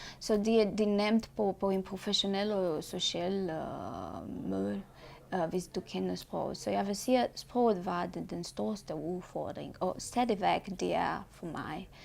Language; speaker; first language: Danish; non-native, learner; Romanian